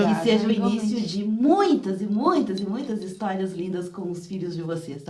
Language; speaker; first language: Portuguese; native; Portuguese